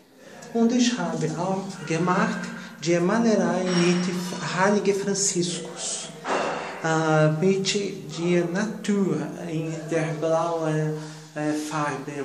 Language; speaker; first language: German; non-native, learner; Portuguese